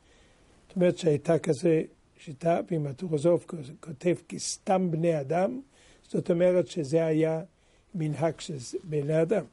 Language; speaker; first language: Hebrew; non-native, fluent; French